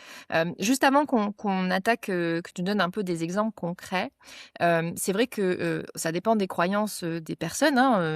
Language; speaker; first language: French; native; French